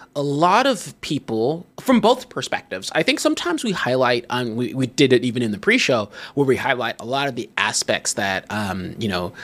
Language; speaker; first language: English; native; English